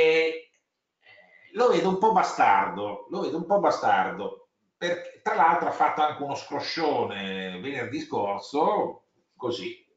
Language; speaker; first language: Italian; native; Italian